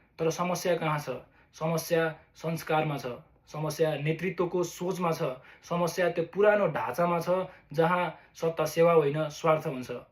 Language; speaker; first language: Nepali; native; Nepali